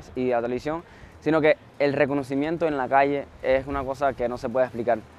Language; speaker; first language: Spanish; native; Spanish